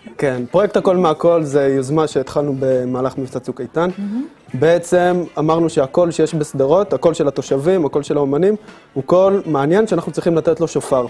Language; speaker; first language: Hebrew; native; Hebrew